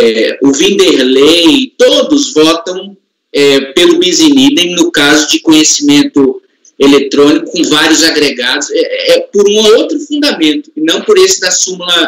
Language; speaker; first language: Portuguese; native; Portuguese